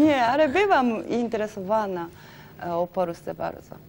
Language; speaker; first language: Polish; non-native, learner; Japanese